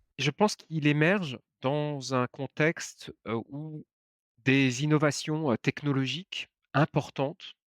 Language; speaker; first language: French; native; French